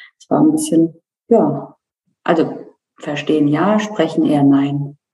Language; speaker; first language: German; early bilingual, other home language; Turkish